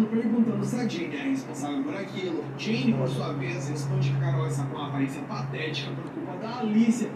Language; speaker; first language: Portuguese; native; Portuguese